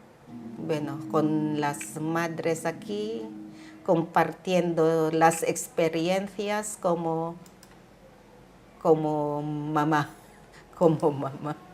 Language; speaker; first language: Spanish; non-native, learner; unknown